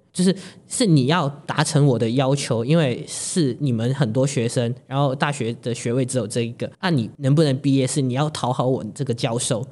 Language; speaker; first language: Chinese; non-native, local second language; Cantonese